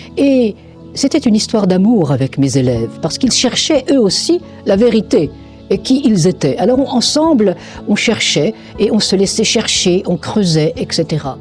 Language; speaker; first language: French; native; French